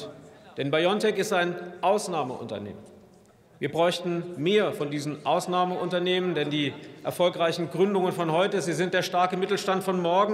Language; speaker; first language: German; native; German